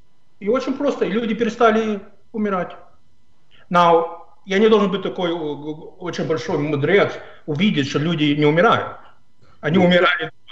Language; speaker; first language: Russian; non-native, fluent; English